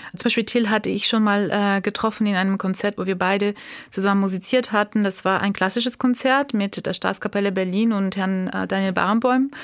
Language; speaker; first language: German; non-native, fluent; Georgian